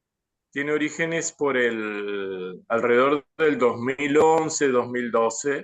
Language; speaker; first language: Spanish; native; Spanish